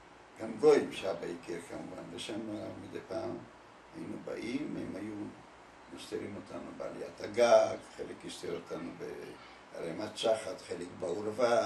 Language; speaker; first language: Hebrew; early bilingual, other home language; Polish